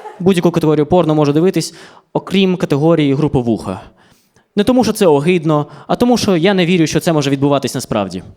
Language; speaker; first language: Ukrainian; non-native, local second language; Russian